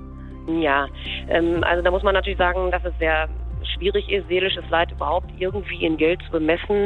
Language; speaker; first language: German; native; German